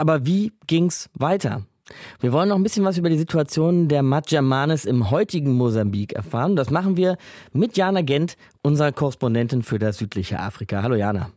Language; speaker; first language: German; native; German